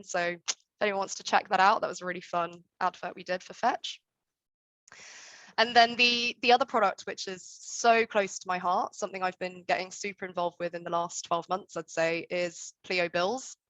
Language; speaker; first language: English; native; English